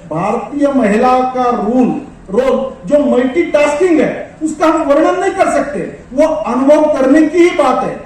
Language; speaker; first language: Hindi; non-native, local second language; Marwari